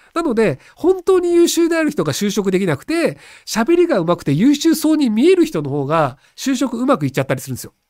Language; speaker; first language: Japanese; native; Japanese